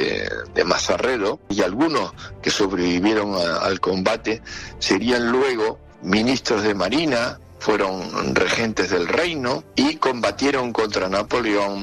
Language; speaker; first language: Spanish; native; Spanish